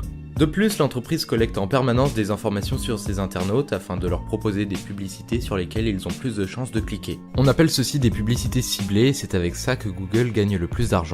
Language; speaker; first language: French; native; French